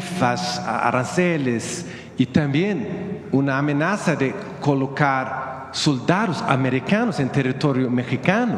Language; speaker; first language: Spanish; non-native, fluent; Swedish